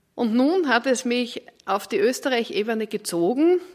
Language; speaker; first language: German; native; German